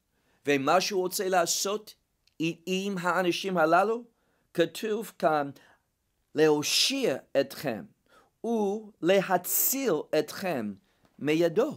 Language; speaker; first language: Hebrew; non-native, fluent; English